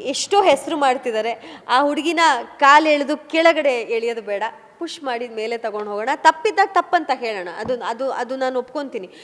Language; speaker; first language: Kannada; non-native, local second language; Kodava